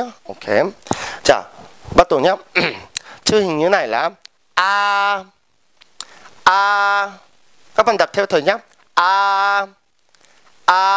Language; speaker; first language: Vietnamese; non-native, fluent; Korean